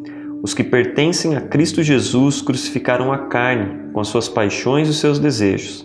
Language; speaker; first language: Portuguese; native; Portuguese